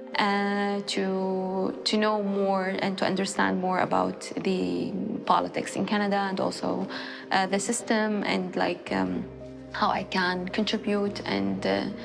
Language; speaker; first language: English; non-native, fluent; Arabic